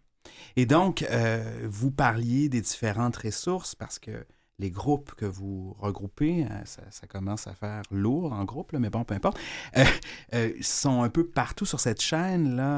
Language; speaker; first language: French; native; French